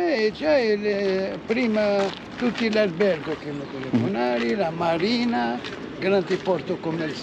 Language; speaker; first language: Italian; non-native, learner; Arabic